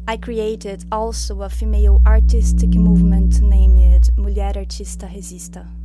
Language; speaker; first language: English; non-native, fluent; Portuguese